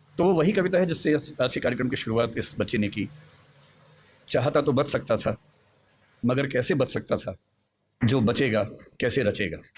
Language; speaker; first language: Hindi; native; Hindi